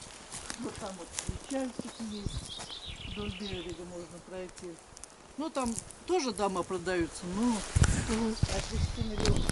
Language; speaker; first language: Russian; native; Russian